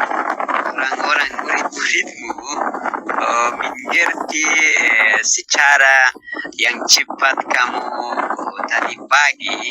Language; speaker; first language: Indonesian; non-native, learner; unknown